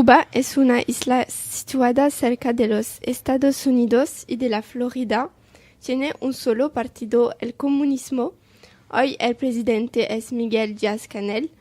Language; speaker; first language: Spanish; non-native, learner; French